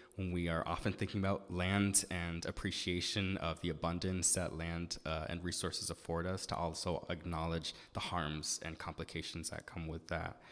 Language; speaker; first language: English; native; English